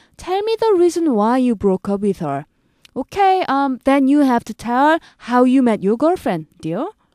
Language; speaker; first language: English; non-native, fluent; Korean